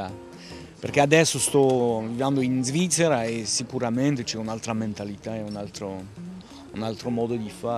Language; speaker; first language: Italian; early bilingual, heritage; French